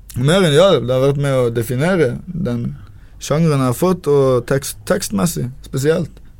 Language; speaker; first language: Norwegian; native; Norwegian